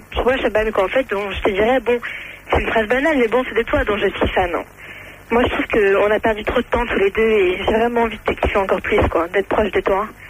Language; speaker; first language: French; early bilingual, other home language; Arabic